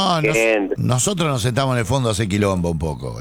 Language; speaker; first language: Spanish; native; Spanish